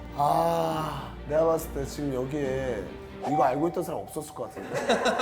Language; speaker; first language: Korean; native; Korean